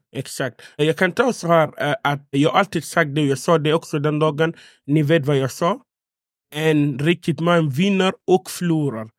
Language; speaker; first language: Swedish; non-native, fluent; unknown